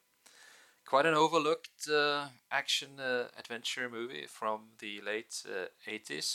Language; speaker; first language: English; non-native, fluent; Norwegian